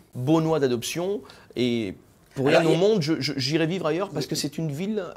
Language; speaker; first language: French; native; French